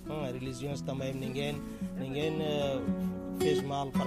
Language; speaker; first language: Portuguese; non-native, learner; Bangla